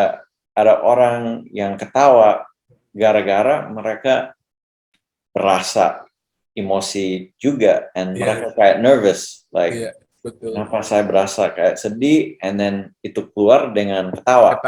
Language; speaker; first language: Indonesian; early bilingual, heritage; English